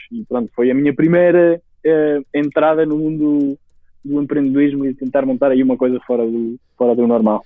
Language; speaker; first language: Portuguese; non-native, fluent; Spanish